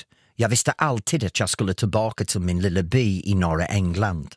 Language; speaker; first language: Swedish; non-native, fluent; English